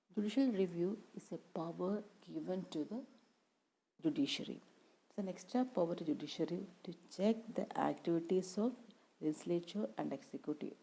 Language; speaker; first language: English; non-native, local second language; Malayalam